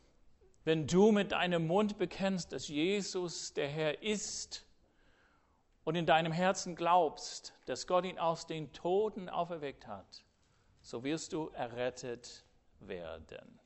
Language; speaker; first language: German; non-native, fluent; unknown